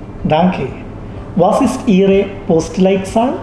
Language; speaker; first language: German; non-native, fluent; Malayalam